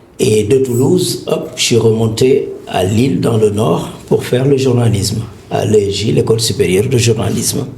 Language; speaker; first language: French; non-native, local second language; Wolof